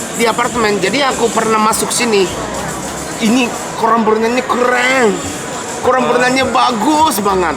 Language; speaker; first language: Indonesian; non-native, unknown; Japanese